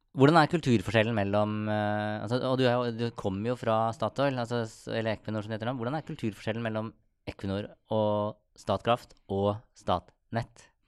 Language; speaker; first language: Norwegian; native; Norwegian